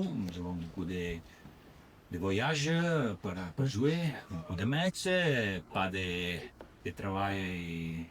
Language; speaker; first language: French; non-native, learner; Italian